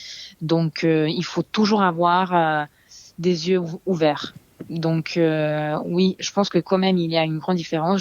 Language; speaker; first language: French; non-native, fluent; Serbian